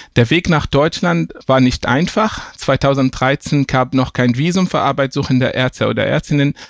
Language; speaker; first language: German; non-native, fluent; Arabic